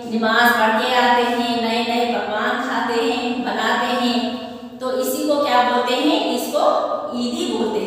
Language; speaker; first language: Hindi; non-native, local second language; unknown